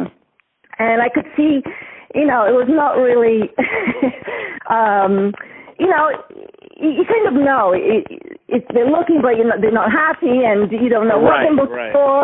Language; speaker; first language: English; non-native, fluent; Polish